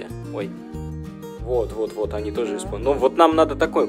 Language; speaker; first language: Russian; native; Russian